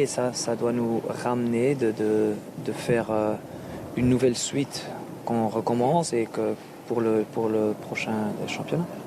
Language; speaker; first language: French; non-native, local second language; Dutch